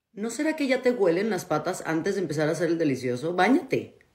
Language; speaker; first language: Spanish; native; Spanish